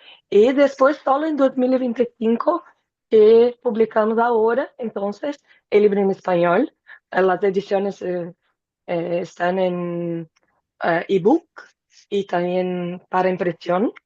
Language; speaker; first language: Spanish; non-native, fluent; Portuguese